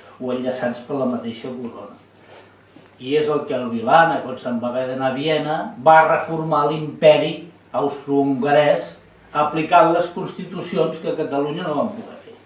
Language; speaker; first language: Catalan; native; Catalan